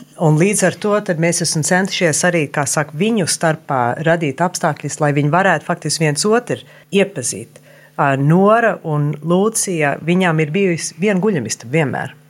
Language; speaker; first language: Latvian; early bilingual, heritage; Latvian